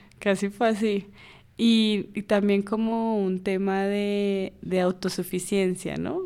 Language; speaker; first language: Spanish; native; Spanish